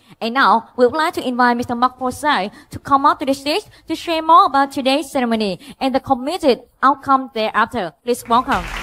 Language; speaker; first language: English; non-native, fluent; Vietnamese